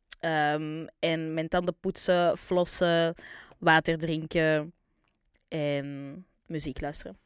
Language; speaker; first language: Dutch; native; Dutch